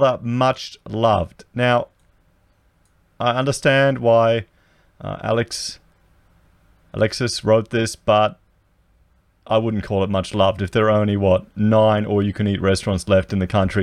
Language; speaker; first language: English; native; English